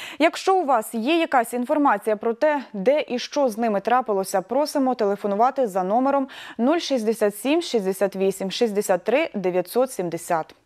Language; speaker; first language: Ukrainian; native; Ukrainian